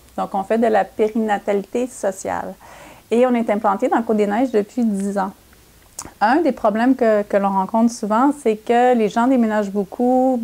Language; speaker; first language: French; native; French